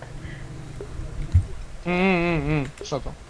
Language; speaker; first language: Japanese; non-native, learner; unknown